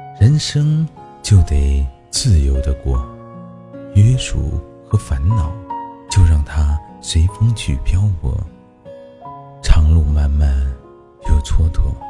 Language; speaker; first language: Chinese; native; Chinese